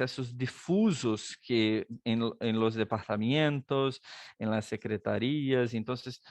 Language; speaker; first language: Spanish; non-native, learner; Portuguese